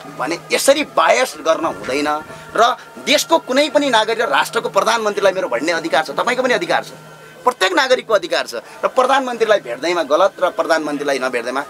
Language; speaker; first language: Nepali; native; Nepali